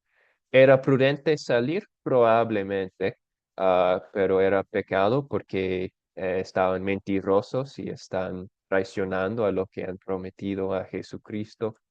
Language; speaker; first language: Spanish; non-native, fluent; English